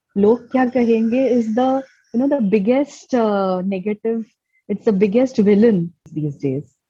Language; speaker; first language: English; non-native, local second language; Marathi